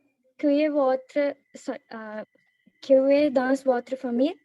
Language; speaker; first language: French; non-native, learner; Sinhala